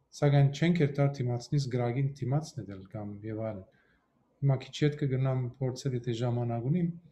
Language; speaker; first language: Armenian; early bilingual, heritage; Armenian